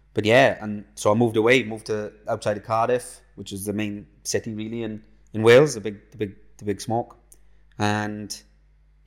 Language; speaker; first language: English; native; English